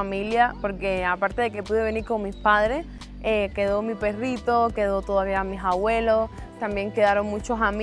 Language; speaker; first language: Spanish; native; Spanish